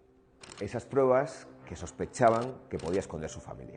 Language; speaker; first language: Spanish; native; Spanish